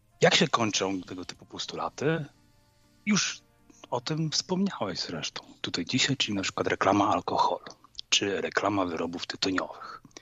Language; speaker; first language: Polish; native; Polish